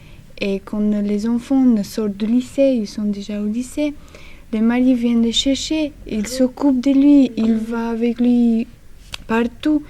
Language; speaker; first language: French; non-native, learner; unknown